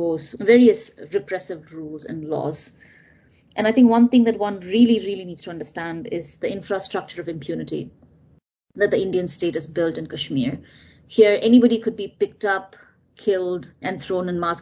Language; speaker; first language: English; non-native, local second language; Tamil